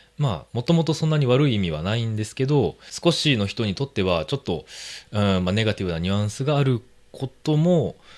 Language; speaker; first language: Japanese; native; Japanese